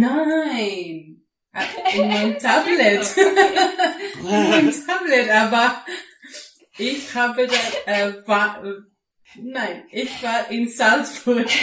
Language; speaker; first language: German; non-native, learner; Greek